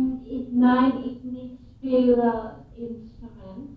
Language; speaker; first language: German; non-native, learner; English